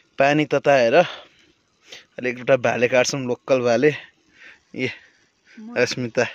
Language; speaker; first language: Nepali; native; Nepali